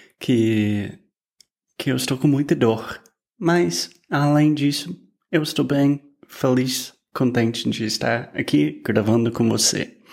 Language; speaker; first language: Portuguese; non-native, fluent; English